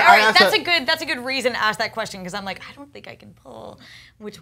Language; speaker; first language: English; native; English